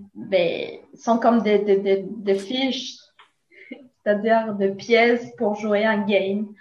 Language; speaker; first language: French; non-native, fluent; Spanish